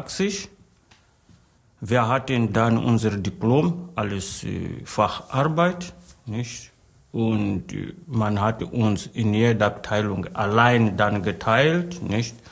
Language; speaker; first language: German; non-native, learner; Portuguese